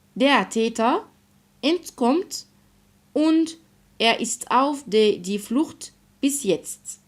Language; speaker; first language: German; non-native, fluent; Arabic